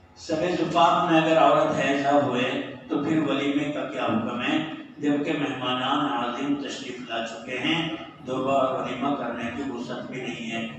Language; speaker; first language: Urdu; native; Urdu